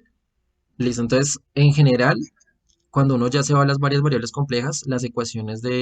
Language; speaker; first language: Spanish; native; Spanish